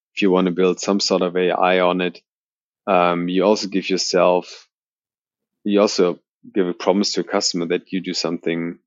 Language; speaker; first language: English; non-native, fluent; German